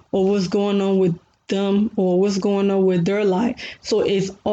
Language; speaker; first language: English; early bilingual, other home language; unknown